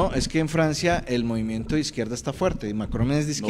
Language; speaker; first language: Spanish; native; Spanish